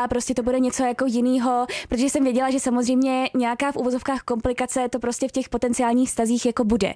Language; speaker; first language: Czech; native; Czech